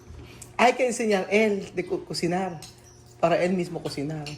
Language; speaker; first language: Spanish; non-native, learner; Filipino